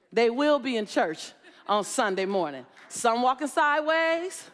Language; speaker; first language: English; native; English